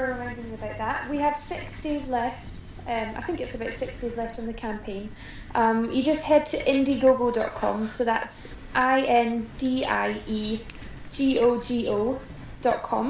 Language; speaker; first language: English; native; English